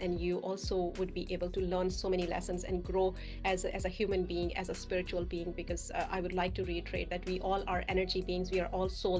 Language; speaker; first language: English; non-native, fluent; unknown